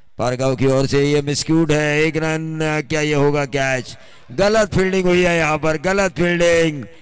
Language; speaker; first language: Hindi; non-native, local second language; Marathi